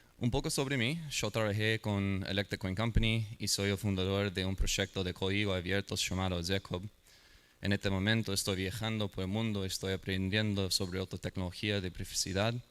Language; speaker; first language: Spanish; non-native, learner; English